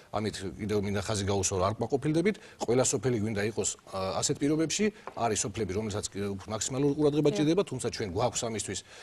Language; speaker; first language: Georgian; native; Georgian